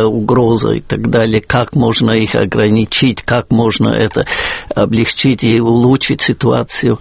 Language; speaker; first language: Russian; non-native, fluent; German